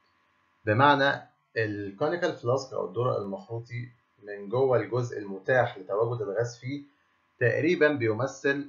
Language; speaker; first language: Arabic; native; Arabic